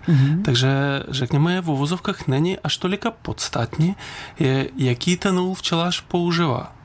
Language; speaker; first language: Czech; non-native, fluent; Ukrainian